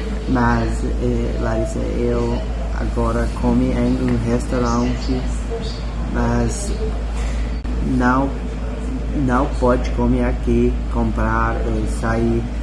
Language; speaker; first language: Portuguese; non-native, learner; English